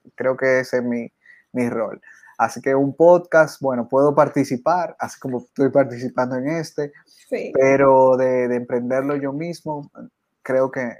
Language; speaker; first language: Spanish; native; Spanish